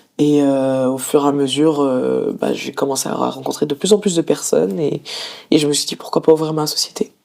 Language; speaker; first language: French; native; French